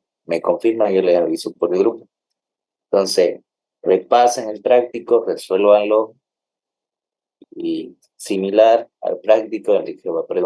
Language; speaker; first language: Spanish; native; Spanish